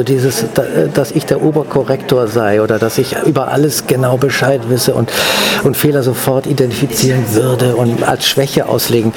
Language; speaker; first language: German; native; German